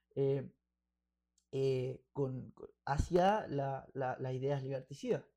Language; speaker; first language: Spanish; native; Spanish